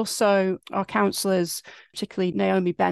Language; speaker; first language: English; native; English